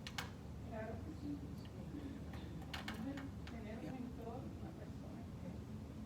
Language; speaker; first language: Spanish; native; Spanish